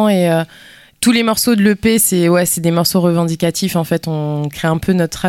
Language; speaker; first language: French; early bilingual, other home language; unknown